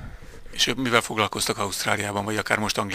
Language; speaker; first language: Hungarian; native; Hungarian